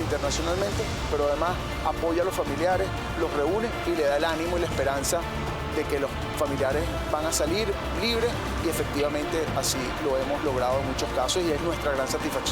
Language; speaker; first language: Spanish; native; Spanish